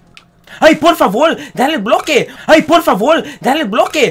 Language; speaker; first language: Spanish; early bilingual, heritage; Spanish